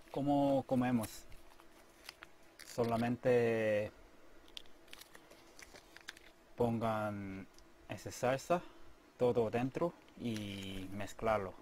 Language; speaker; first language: Spanish; non-native, learner; Korean